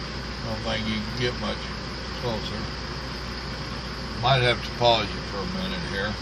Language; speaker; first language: English; native; English